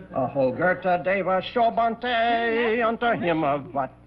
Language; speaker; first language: English; non-native, fluent; Dutch